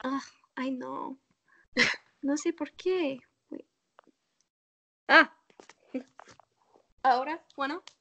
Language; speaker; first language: Spanish; non-native, learner; English